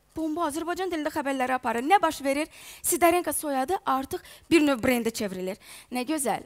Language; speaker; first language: Azerbaijani; non-native, fluent; Ukrainian